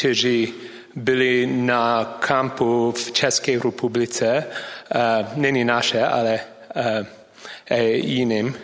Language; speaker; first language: Czech; non-native, learner; English